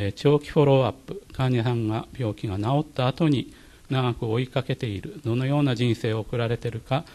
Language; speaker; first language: Japanese; native; Japanese